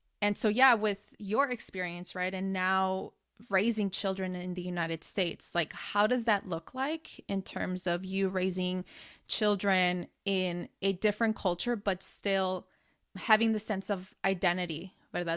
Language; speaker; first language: English; early bilingual, other home language; Spanish